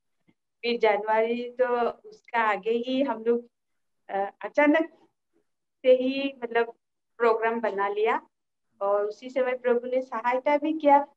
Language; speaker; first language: Hindi; non-native, local second language; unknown